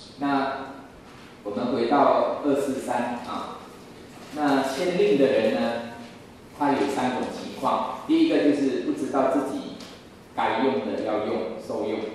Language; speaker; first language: Chinese; native; Chinese